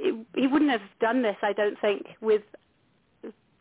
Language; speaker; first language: English; native; English